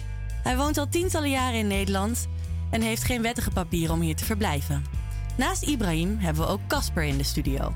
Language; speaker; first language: Dutch; native; Dutch